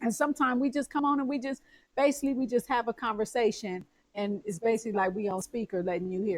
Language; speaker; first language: English; native; English